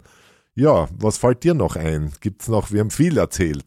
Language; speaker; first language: German; native; German